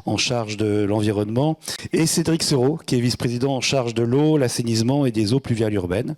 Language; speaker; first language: French; native; French